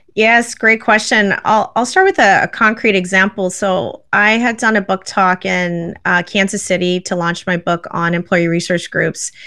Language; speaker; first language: English; native; English